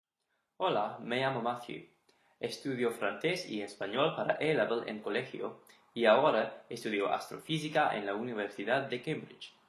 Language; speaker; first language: Spanish; non-native, learner; English